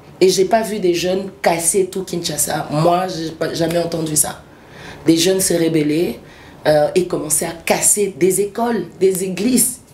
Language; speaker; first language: French; early bilingual, other home language; Swahili